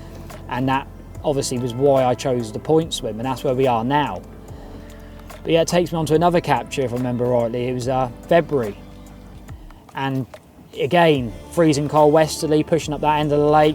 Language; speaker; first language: English; native; English